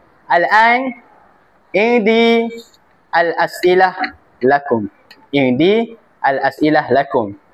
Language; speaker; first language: Arabic; non-native, learner; Malay